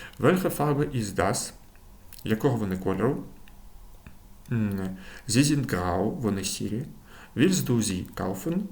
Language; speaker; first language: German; non-native, fluent; Ukrainian